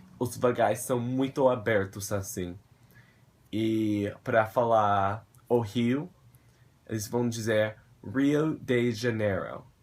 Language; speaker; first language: Portuguese; non-native, fluent; English